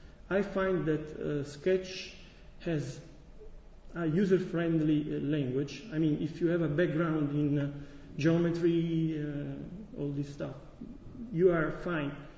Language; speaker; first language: English; non-native, fluent; Italian